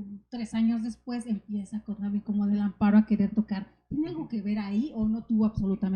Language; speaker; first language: Spanish; native; Spanish